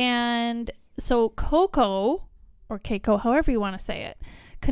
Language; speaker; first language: English; native; English